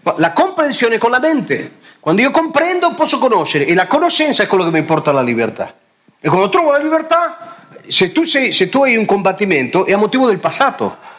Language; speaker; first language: Italian; non-native, fluent; Spanish